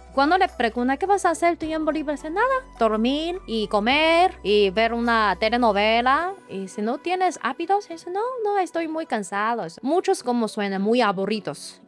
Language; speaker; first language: Spanish; non-native, learner; Chinese